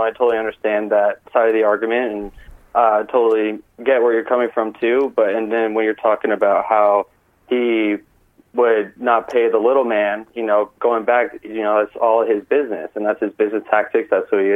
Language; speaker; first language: English; native; English